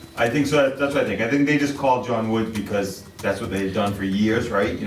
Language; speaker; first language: English; native; English